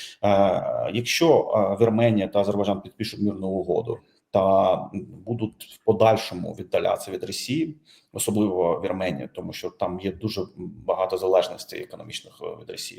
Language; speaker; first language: Ukrainian; non-native, fluent; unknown